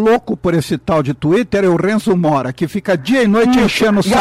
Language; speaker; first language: Portuguese; native; Portuguese